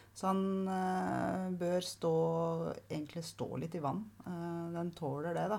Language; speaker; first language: Norwegian; native; Norwegian